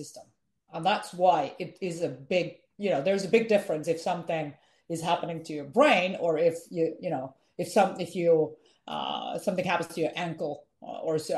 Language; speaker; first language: English; non-native, fluent; Finnish